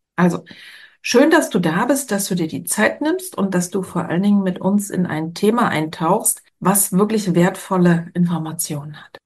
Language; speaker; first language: German; native; German